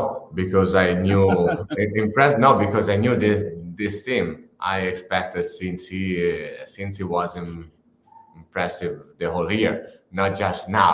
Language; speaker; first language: English; non-native, fluent; Italian